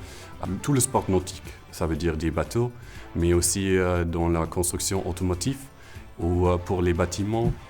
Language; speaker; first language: French; non-native, fluent; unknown